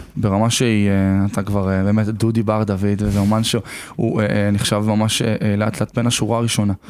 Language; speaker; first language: Hebrew; native; Hebrew